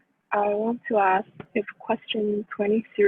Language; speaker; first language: English; non-native, local second language; Cantonese